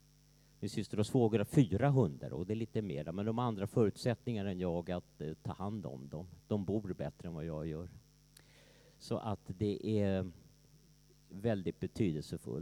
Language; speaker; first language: Swedish; native; Swedish